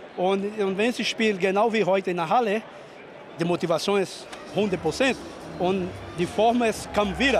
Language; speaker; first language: German; non-native, learner; Portuguese